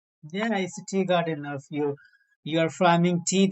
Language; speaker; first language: English; non-native, learner; Nepali